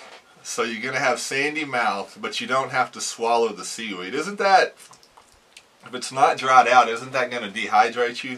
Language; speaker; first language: English; native; English